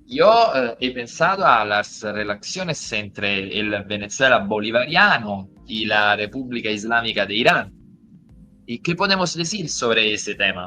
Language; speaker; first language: Spanish; non-native, fluent; Italian